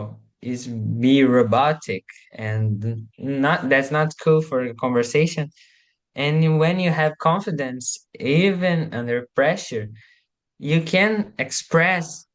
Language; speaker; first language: English; non-native, learner; Portuguese